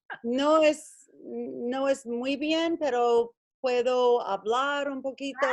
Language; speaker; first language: Spanish; non-native, learner; English